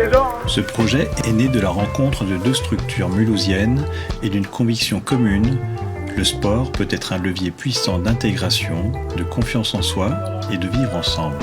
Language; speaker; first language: French; native; French